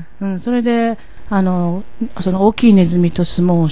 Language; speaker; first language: Japanese; native; Japanese